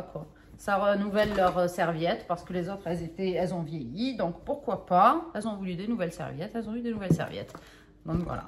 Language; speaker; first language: French; native; French